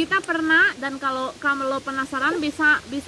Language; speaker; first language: Indonesian; non-native, fluent; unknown